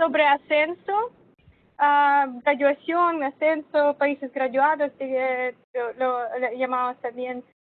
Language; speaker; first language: Spanish; non-native, fluent; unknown